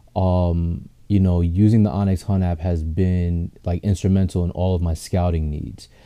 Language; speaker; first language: English; native; English